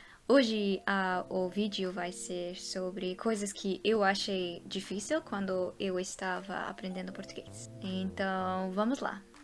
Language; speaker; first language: Portuguese; non-native, fluent; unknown